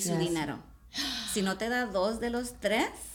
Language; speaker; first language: Spanish; early bilingual, heritage; Spanish